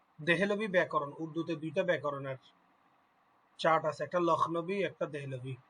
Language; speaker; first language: Bangla; native; Bangla